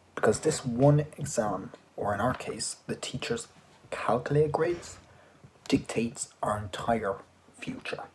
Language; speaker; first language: English; native; English